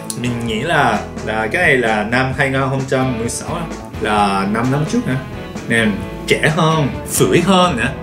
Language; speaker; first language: Vietnamese; non-native, learner; Japanese